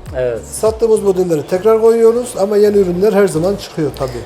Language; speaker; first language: Turkish; native; Turkish